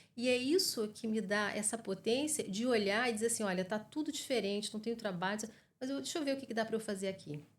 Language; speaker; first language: Portuguese; native; Portuguese